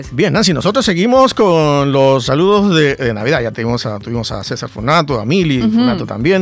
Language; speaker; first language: Spanish; native; Spanish